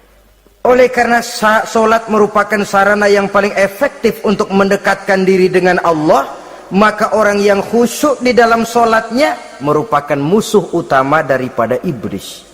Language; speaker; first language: Indonesian; native; Indonesian